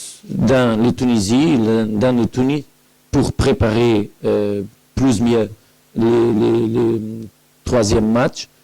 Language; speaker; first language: French; non-native, learner; Portuguese